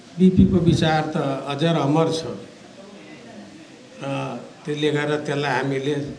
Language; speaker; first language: Nepali; non-native, local second language; Maithili